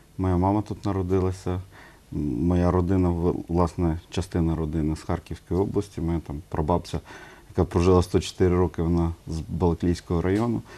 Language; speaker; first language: Ukrainian; non-native, local second language; Russian